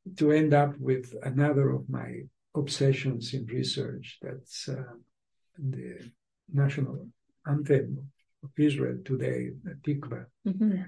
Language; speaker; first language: English; non-native, fluent; Spanish